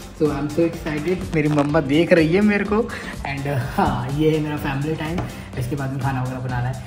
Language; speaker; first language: Hindi; native; Hindi